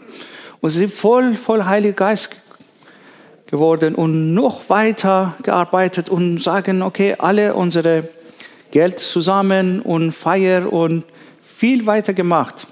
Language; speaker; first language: German; non-native, learner; Persian